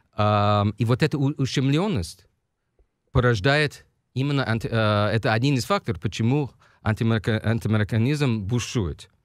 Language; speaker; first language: Russian; non-native, fluent; English